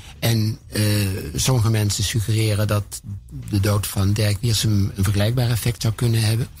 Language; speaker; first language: Dutch; native; Dutch